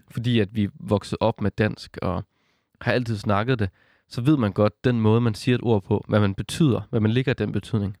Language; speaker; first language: Danish; native; Danish